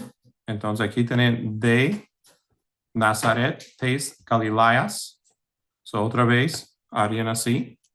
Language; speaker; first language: Spanish; non-native, fluent; English